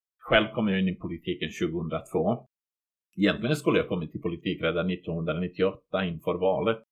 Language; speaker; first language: Swedish; non-native, fluent; Croatian